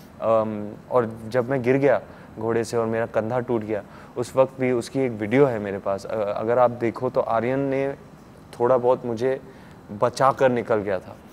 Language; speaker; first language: Hindi; native; Hindi